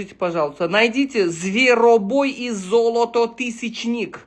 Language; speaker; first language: Russian; non-native, local second language; Uzbek